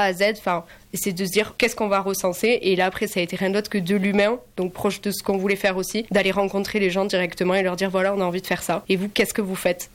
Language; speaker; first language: French; native; French